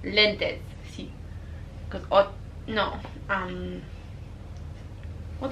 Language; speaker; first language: Spanish; non-native, learner; English